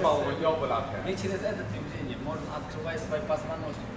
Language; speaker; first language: Russian; non-native, learner; Chinese